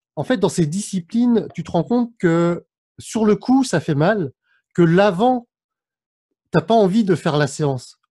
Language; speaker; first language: French; native; French